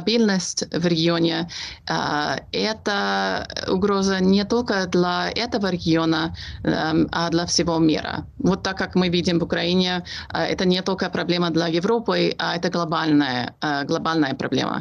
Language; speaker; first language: Russian; non-native, fluent; English